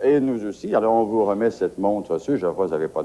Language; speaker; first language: French; native; French